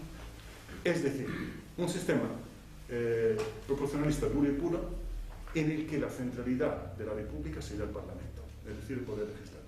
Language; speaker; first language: Spanish; non-native, fluent; Italian